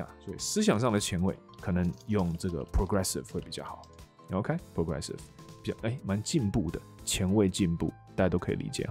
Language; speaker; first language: Chinese; native; Chinese